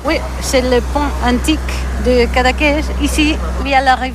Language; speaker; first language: French; non-native, learner; Catalan